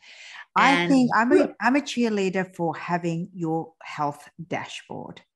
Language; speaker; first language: English; early bilingual, other home language; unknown